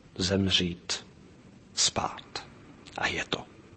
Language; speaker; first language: Czech; native; Czech